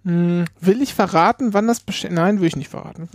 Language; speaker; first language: German; native; German